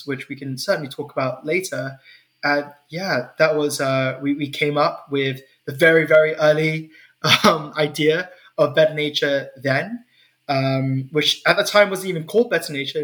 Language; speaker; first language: English; non-native, local second language; Cantonese